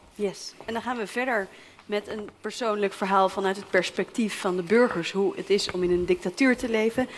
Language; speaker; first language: Dutch; native; Dutch